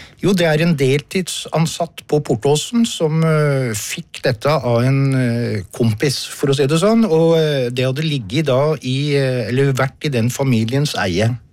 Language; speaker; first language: Norwegian; native; Norwegian